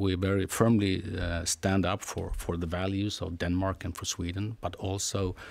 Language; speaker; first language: English; non-native, fluent; Swedish